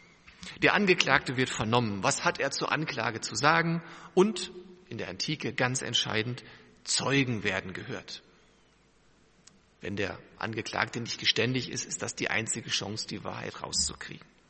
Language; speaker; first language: German; native; German